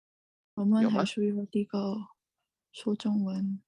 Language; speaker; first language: Chinese; non-native, learner; Indonesian